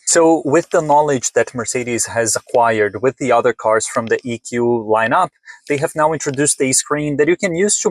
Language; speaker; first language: English; native; English